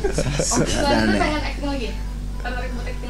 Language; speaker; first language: Indonesian; native; Indonesian